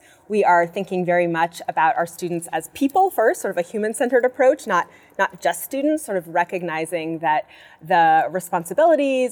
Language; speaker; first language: English; native; English